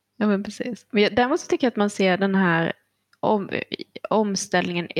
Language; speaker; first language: Swedish; native; Swedish